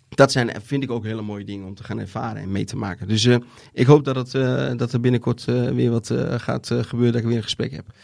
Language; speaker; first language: Dutch; native; Dutch